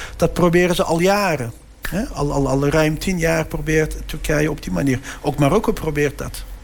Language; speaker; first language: Dutch; early bilingual, other home language; Turkish